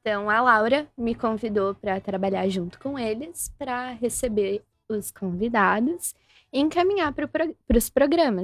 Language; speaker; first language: Portuguese; native; Portuguese